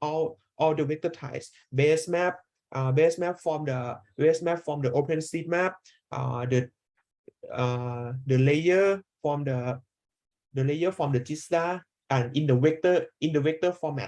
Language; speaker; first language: English; non-native, learner; Thai